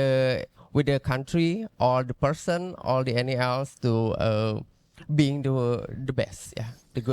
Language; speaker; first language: English; non-native, learner; Indonesian